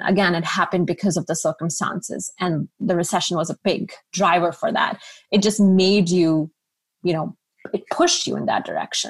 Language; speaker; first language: English; non-native, local second language; Urdu